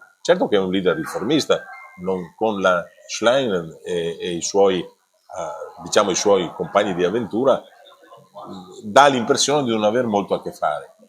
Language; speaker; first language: Italian; native; Italian